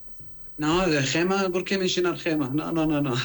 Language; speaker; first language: Spanish; non-native, learner; Arabic